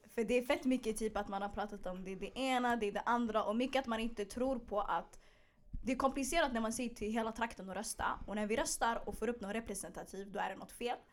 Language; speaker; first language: Swedish; early bilingual, other home language; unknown